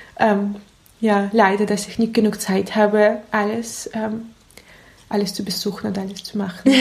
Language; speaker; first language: German; non-native, learner; Russian